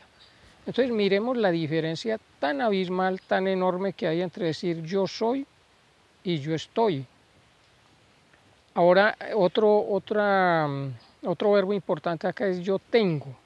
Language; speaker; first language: Spanish; native; Spanish